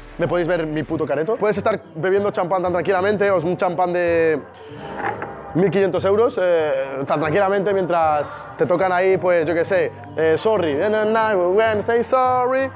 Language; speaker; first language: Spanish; early bilingual, other home language; Arabic